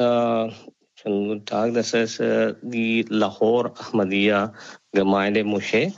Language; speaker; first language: German; non-native, learner; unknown